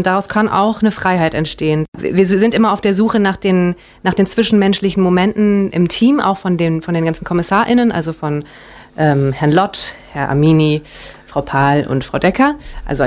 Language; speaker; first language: German; early bilingual, other home language; Japanese